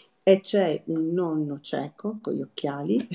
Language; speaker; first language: Italian; native; Italian